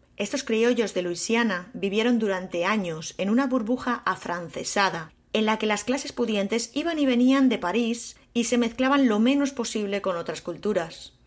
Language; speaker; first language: Spanish; native; Spanish